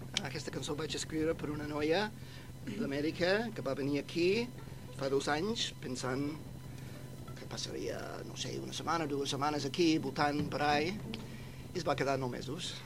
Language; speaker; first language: Catalan; non-native, fluent; English